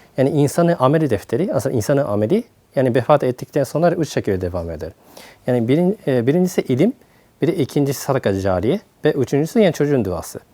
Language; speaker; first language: Turkish; non-native, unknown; Japanese